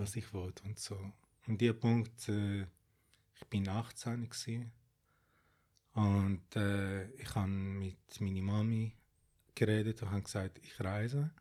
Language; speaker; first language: German; non-native, fluent; Arabic